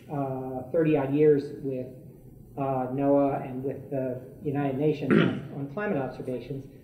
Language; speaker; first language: English; native; English